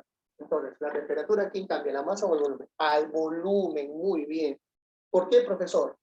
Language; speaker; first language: Spanish; native; Spanish